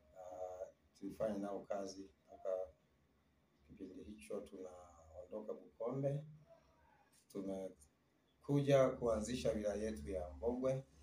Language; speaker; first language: Swahili; non-native, local second language; Sukuma